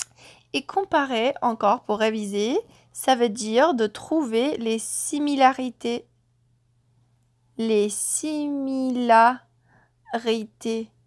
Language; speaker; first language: French; non-native, fluent; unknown